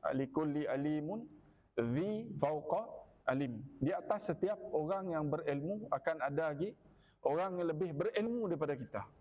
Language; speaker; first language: Malay; non-native, local second language; Iban